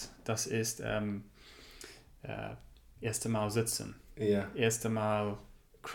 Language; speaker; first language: German; non-native, learner; English